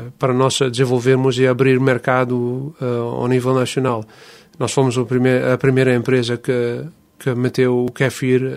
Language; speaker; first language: Portuguese; non-native, fluent; Dutch